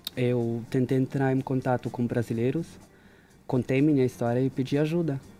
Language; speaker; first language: Portuguese; non-native, fluent; Hebrew